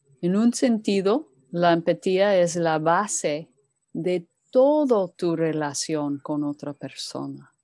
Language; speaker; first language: Spanish; non-native, fluent; English